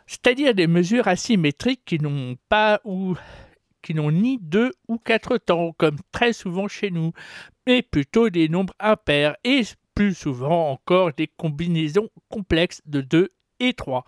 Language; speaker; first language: French; native; French